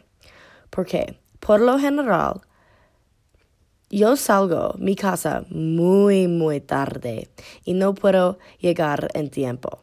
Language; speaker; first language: Spanish; non-native, learner; English